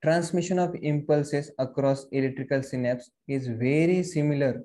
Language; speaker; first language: English; non-native, local second language; Marathi